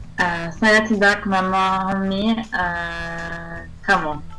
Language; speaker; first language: Indonesian; non-native, learner; Turkish